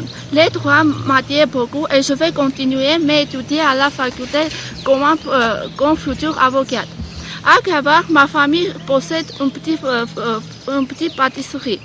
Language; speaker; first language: French; non-native, learner; Armenian